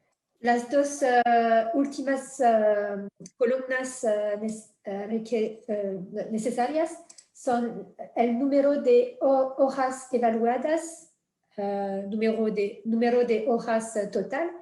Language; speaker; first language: Spanish; non-native, fluent; French